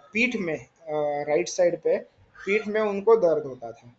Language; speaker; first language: Hindi; non-native, local second language; Marathi